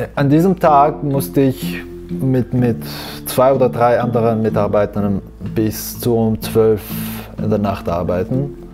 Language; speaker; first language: German; non-native, fluent; Arabic